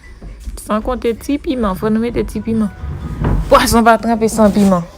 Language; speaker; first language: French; non-native, local second language; Haitian Creole